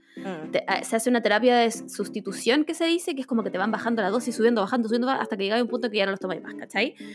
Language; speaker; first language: Spanish; native; Spanish